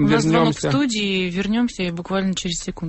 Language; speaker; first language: Russian; native; Russian